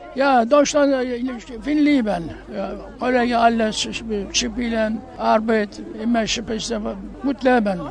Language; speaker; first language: German; non-native, learner; Turkish